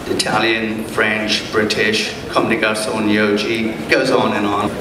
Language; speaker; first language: English; early bilingual, other home language; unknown